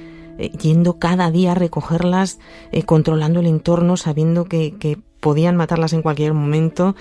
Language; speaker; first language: Spanish; native; Spanish